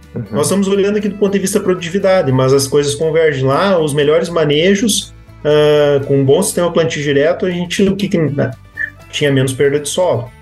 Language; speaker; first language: Portuguese; native; Portuguese